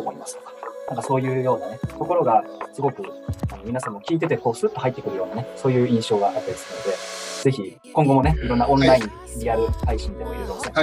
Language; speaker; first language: Japanese; native; Japanese